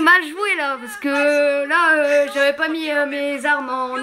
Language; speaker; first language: French; native; French